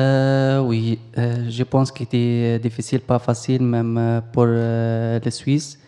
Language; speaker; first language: French; non-native, learner; Arabic